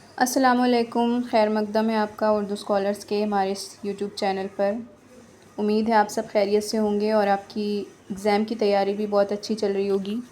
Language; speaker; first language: Urdu; native; Urdu